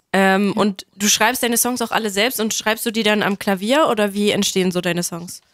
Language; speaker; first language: German; native; German